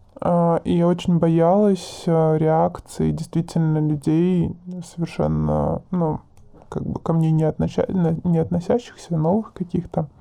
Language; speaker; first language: Russian; native; Russian